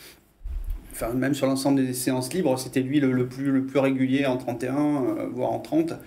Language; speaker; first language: French; native; French